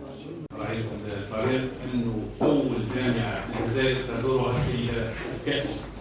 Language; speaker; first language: Arabic; native; Arabic